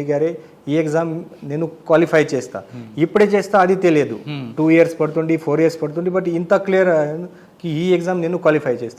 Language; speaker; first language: Telugu; non-native, local second language; Marathi